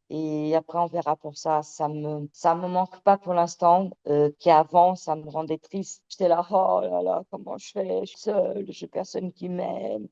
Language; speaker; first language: French; early bilingual, other home language; Portuguese